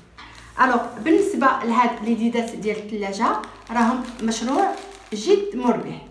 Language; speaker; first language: Arabic; native; Arabic